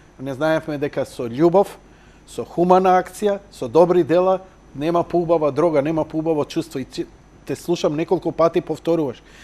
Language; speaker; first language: Macedonian; native; Macedonian